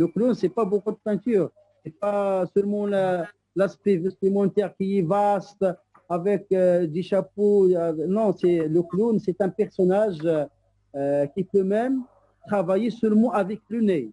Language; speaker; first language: French; non-native, local second language; Arabic